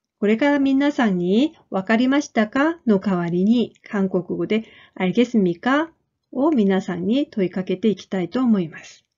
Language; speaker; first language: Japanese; non-native, fluent; Korean